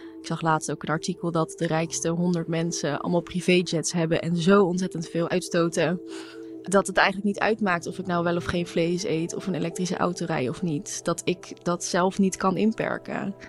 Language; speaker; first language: Dutch; native; Dutch